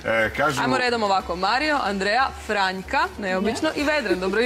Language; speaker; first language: Croatian; native; Croatian